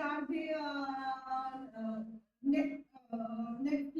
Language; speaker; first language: French; non-native, learner; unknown